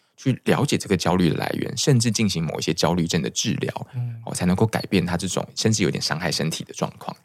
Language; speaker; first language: Chinese; native; Chinese